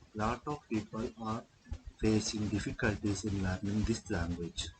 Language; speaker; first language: English; non-native, local second language; Kannada